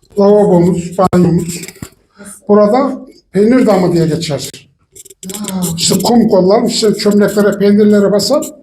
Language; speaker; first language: Turkish; native; Turkish